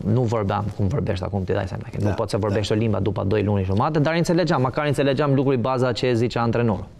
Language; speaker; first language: Romanian; non-native, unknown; Albanian